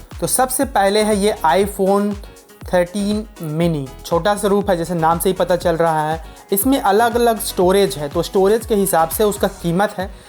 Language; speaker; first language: Hindi; native; Hindi